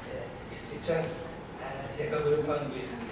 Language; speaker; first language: Russian; non-native, learner; English